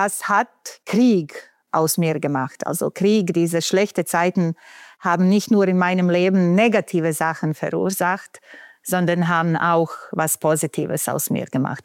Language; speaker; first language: German; non-native, fluent; Bosnian